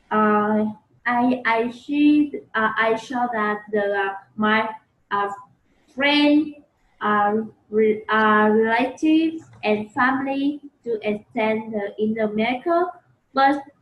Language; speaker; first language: English; non-native, learner; Vietnamese